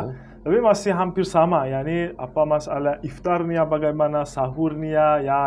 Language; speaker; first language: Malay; non-native, fluent; Persian